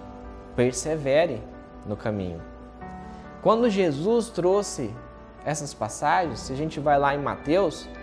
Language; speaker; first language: Portuguese; native; Portuguese